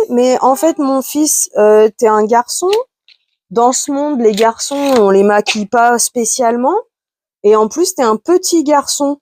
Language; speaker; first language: French; native; French